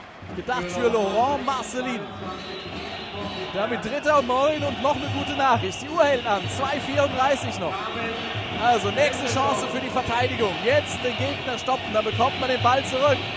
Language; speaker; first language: German; native; German